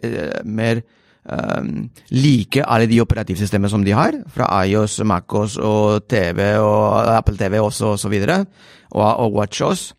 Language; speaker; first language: Norwegian; non-native, fluent; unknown